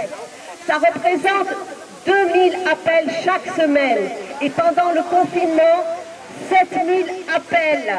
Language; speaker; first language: French; native; French